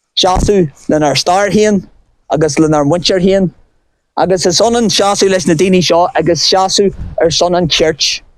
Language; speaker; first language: Irish; non-native, local second language; English